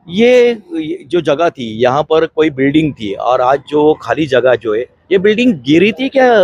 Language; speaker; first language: Hindi; non-native, local second language; Marathi